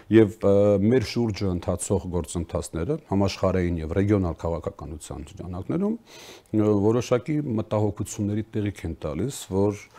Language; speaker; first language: Armenian; native; Armenian